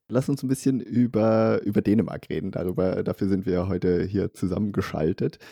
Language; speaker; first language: German; native; German